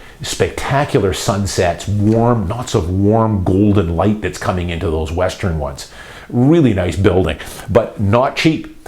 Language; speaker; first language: English; native; English